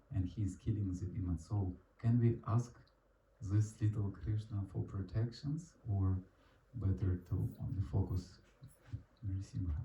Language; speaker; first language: English; non-native, learner; Russian